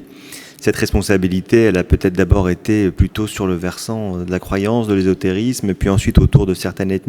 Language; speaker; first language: French; native; French